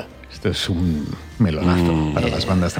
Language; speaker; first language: Spanish; native; Spanish